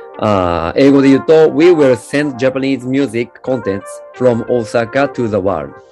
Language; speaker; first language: English; non-native, learner; Japanese